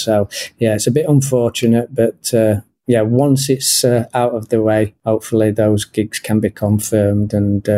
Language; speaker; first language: English; native; English